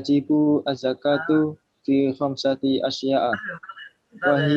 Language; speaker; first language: Arabic; non-native, learner; Indonesian